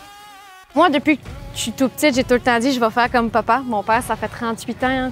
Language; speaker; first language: French; native; French